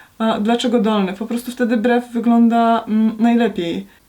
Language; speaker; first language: Polish; native; Polish